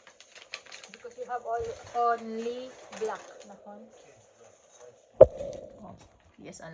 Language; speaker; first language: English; non-native, learner; Filipino